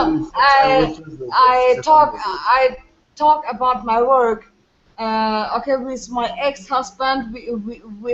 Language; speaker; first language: English; non-native, learner; French